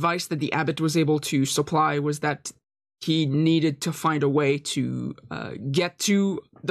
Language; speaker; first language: English; native; English